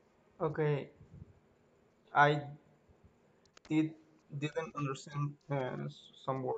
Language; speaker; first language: English; non-native, learner; Spanish